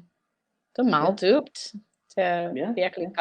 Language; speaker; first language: Danish; non-native, learner; English